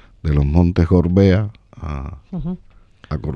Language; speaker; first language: Spanish; native; Spanish